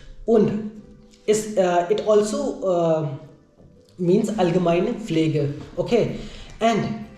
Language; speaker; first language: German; non-native, learner; Hindi